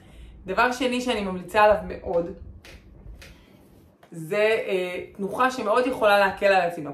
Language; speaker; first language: Hebrew; native; Hebrew